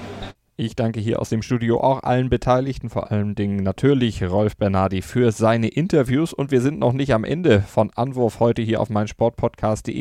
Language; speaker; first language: German; native; German